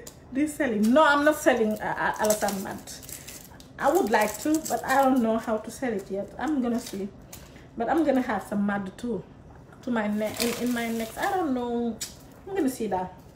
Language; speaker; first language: English; non-native, learner; Wolof